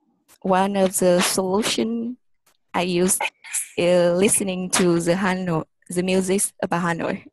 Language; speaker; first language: English; non-native, learner; Vietnamese